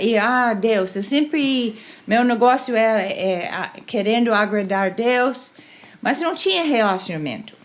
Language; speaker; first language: Portuguese; non-native, fluent; English